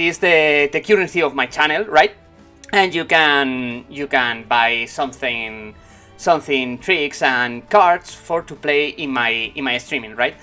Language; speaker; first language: English; non-native, learner; Spanish